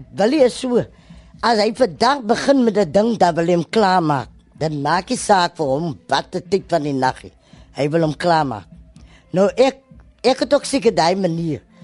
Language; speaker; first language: Afrikaans; native; Afrikaans